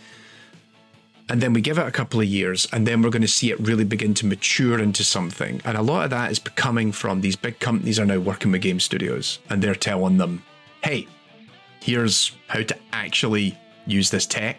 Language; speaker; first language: English; native; English